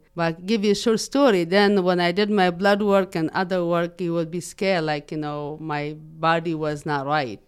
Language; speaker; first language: English; non-native, fluent; Persian